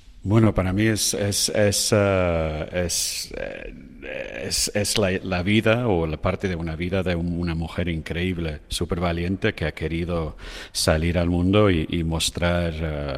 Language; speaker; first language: Spanish; non-native, fluent; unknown